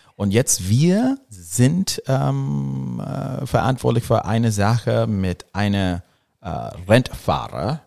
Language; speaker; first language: German; non-native, learner; English